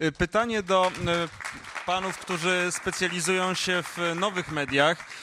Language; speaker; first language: Polish; native; Polish